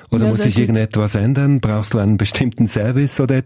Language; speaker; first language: German; native; German